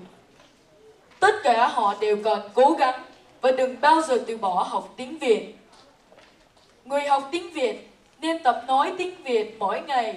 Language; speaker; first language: Vietnamese; early bilingual, heritage; Vietnamese